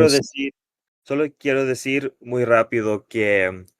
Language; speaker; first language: Spanish; non-native, fluent; English